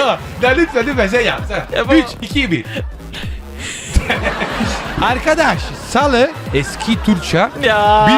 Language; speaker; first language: Turkish; non-native, learner; Italian